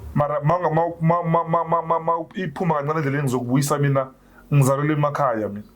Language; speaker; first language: Zulu; native; Zulu